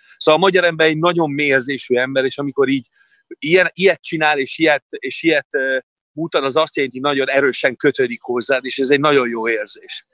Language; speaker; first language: Hungarian; non-native, fluent; Italian